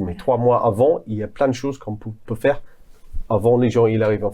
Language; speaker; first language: French; non-native, fluent; English